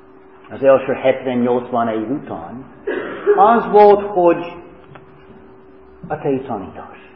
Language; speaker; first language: Hungarian; non-native, fluent; English